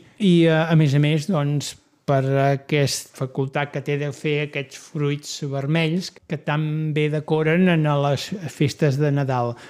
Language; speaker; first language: Catalan; native; Catalan